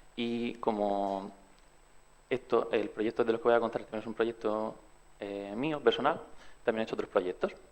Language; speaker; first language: Spanish; early bilingual, other home language; Romanian